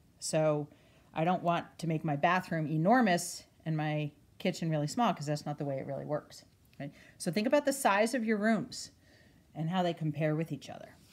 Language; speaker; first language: English; native; English